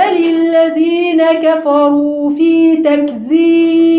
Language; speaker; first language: Arabic; native; Arabic